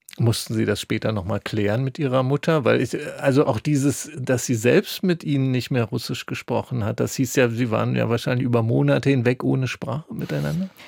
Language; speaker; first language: German; native; German